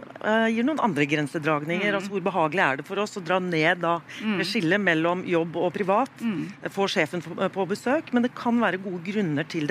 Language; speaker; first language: Norwegian; native; Norwegian